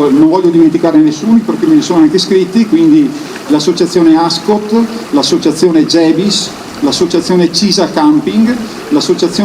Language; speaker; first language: Italian; native; Italian